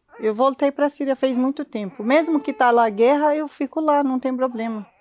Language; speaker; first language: Portuguese; non-native, learner; Arabic